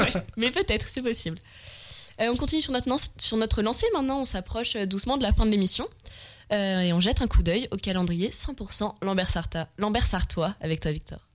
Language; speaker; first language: French; native; French